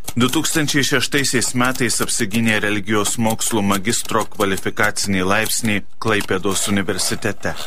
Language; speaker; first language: Lithuanian; native; Lithuanian